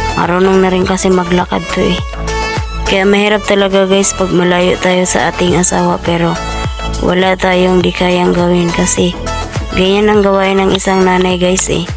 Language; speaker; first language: Filipino; non-native, local second language; Cebuano